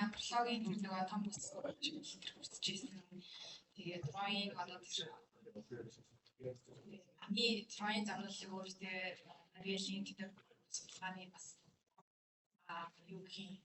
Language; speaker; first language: Mongolian; non-native, fluent; English